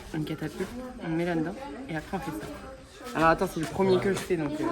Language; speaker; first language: French; native; French